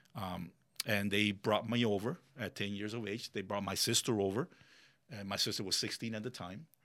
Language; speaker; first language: English; early bilingual, other home language; Spanish